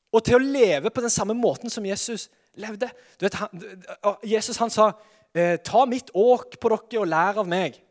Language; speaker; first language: Norwegian; native; Norwegian